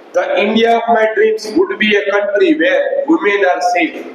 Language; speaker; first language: English; non-native, local second language; Gujarati